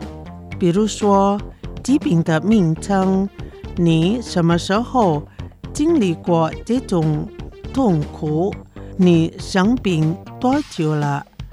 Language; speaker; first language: Chinese; non-native, fluent; Indonesian